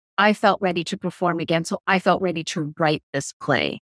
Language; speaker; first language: English; native; English